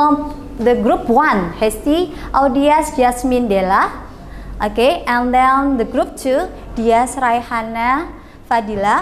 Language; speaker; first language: English; non-native, learner; Indonesian